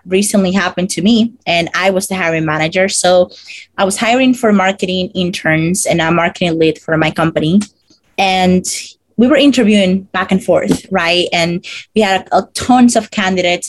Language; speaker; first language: English; non-native, fluent; Spanish